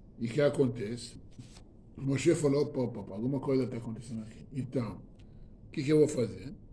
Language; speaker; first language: Portuguese; non-native, fluent; Hebrew